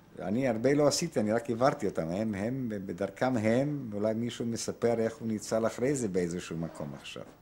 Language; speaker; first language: Hebrew; non-native, fluent; Polish